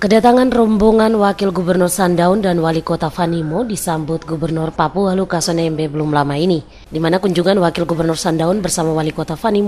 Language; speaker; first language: Indonesian; native; Indonesian